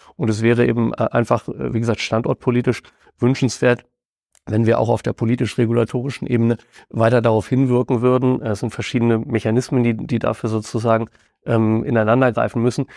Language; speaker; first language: German; native; German